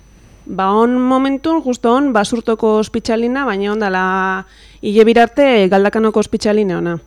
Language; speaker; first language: Basque; native; Basque